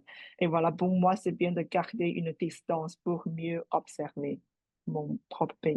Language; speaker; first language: French; non-native, fluent; Chinese